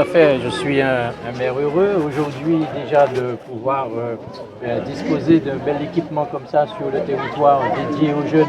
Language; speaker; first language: French; native; French